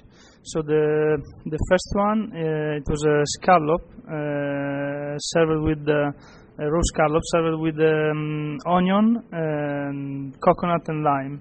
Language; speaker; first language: English; non-native, fluent; Italian